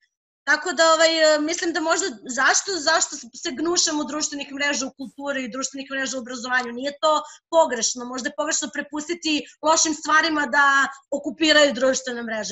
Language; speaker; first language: Serbian; native; Serbian